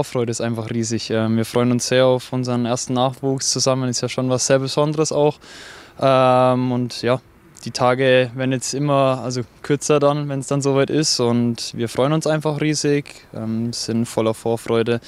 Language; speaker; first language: German; native; German